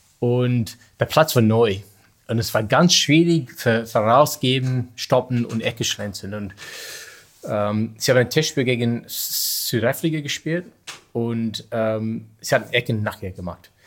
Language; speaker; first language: German; non-native, learner; English